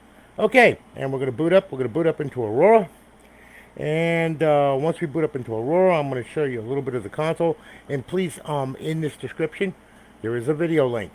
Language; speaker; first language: English; native; English